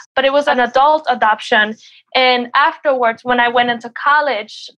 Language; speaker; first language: English; early bilingual, other home language; Spanish